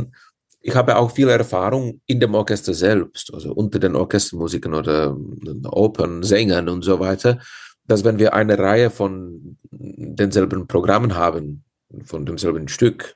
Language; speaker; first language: German; non-native, fluent; Czech